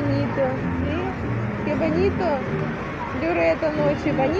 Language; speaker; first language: Spanish; non-native, learner; Russian